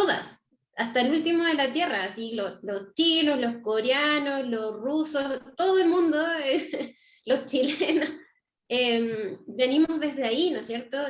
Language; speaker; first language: Spanish; native; Spanish